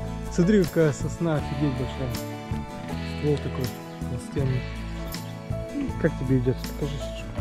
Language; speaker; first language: Russian; native; Russian